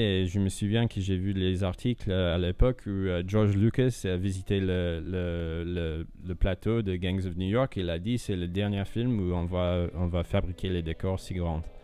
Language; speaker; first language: French; non-native, fluent; English